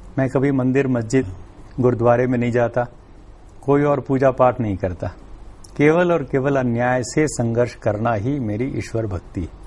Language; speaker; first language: Hindi; non-native, local second language; Telugu